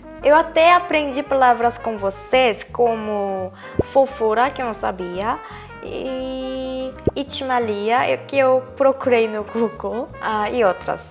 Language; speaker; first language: Portuguese; non-native, fluent; Korean